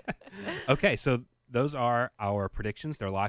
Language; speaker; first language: English; native; English